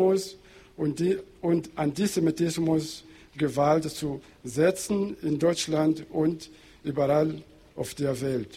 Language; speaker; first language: German; non-native, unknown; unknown